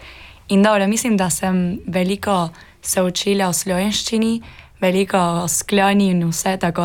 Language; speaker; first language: Slovenian; early bilingual, heritage; Spanish